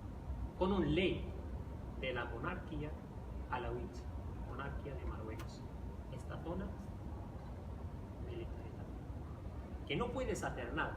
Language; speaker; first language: Spanish; non-native, fluent; Riffian